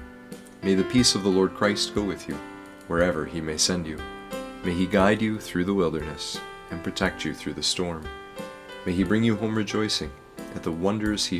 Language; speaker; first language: English; native; English